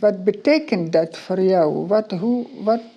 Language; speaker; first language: Dutch; non-native, learner; Ukrainian